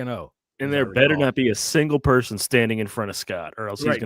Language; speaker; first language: English; native; English